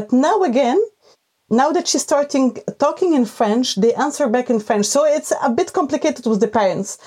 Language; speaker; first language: English; non-native, fluent; Arabic